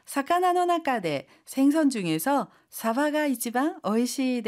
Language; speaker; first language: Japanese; non-native, fluent; Korean